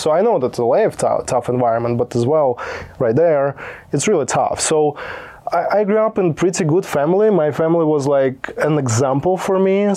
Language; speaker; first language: English; non-native, fluent; Russian